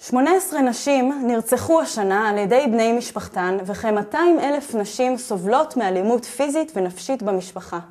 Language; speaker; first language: Hebrew; native; Hebrew